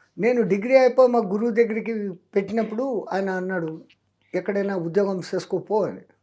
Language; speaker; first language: Telugu; non-native, local second language; Hindi